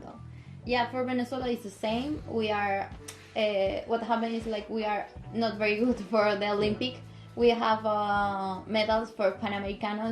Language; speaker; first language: English; non-native, local second language; Spanish